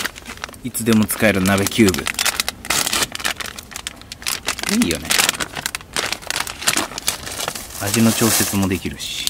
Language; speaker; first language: Japanese; native; Japanese